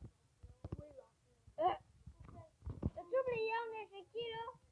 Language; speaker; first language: French; native; French